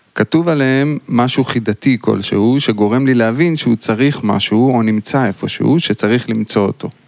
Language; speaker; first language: Hebrew; native; Hebrew